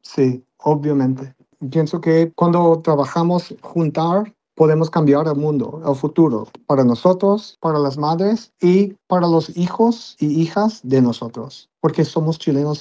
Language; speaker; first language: Spanish; non-native, learner; English